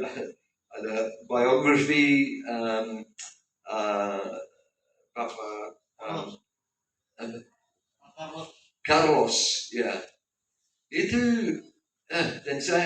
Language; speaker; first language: Indonesian; non-native, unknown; English